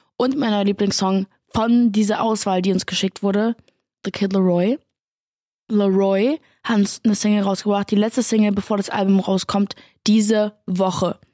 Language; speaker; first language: German; native; German